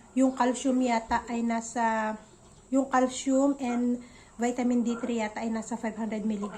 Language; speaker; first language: Filipino; native; Filipino